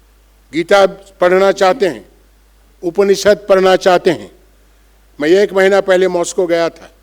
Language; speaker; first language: Hindi; non-native, local second language; Bangla